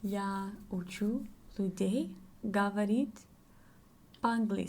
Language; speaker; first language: Russian; non-native, learner; English